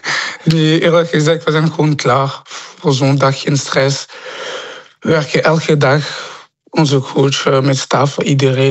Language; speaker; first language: Dutch; non-native, local second language; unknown